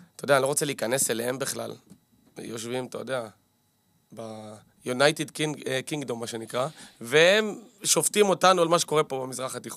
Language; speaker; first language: Hebrew; native; Hebrew